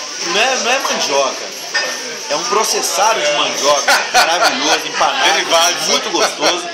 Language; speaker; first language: Portuguese; native; Portuguese